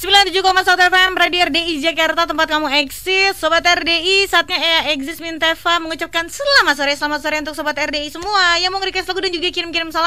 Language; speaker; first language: Indonesian; native; Indonesian